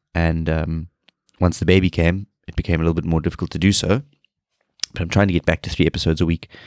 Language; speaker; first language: English; native; English